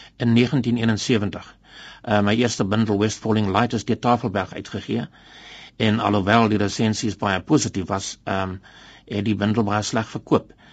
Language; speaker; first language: Afrikaans; non-native, local second language; English